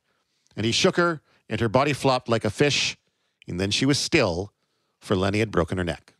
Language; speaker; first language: English; native; English